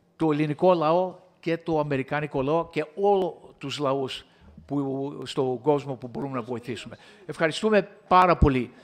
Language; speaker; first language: Greek; early bilingual, heritage; Greek